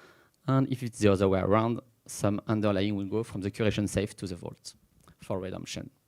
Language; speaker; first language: English; non-native, fluent; French